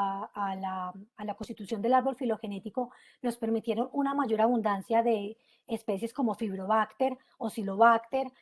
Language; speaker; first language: Spanish; native; Spanish